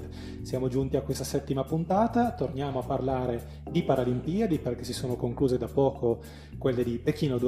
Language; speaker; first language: Italian; native; Italian